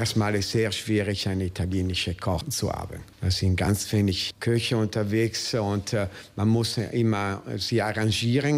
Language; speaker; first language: German; non-native, learner; Italian